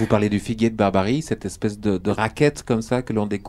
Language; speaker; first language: French; native; French